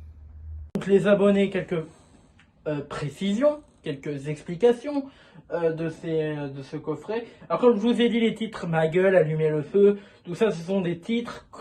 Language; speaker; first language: French; native; French